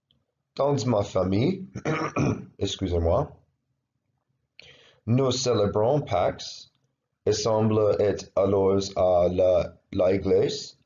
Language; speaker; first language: French; non-native, learner; English